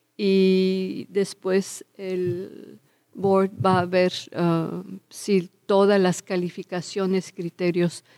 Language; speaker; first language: Spanish; early bilingual, heritage; Spanish